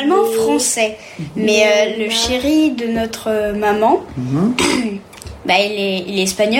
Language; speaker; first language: French; early bilingual, heritage; French